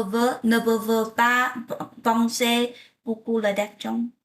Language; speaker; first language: French; non-native, learner; Vietnamese